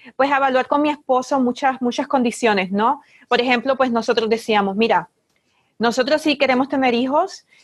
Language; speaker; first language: Spanish; native; Spanish